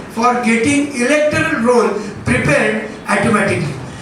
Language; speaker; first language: English; non-native, local second language; Marathi